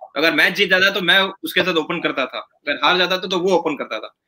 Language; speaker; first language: Hindi; non-native, local second language; Gujarati